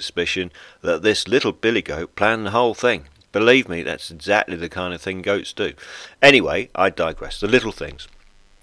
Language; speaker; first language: English; native; English